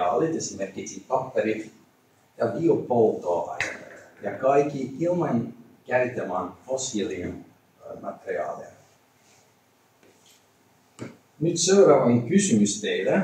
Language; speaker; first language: Finnish; non-native, learner; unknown